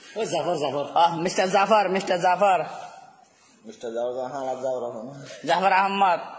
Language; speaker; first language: Malay; non-native, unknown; Rohingya